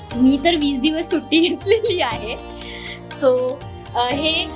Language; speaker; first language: Marathi; native; Marathi